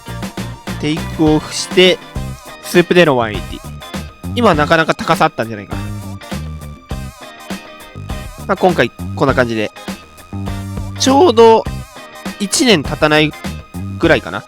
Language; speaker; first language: Japanese; native; Japanese